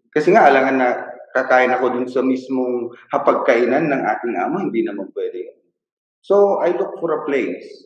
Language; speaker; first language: Filipino; non-native, local second language; Iloko